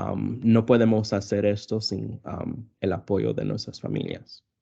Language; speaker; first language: Spanish; early bilingual, other home language; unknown